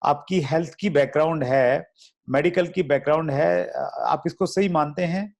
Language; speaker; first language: Hindi; native; Hindi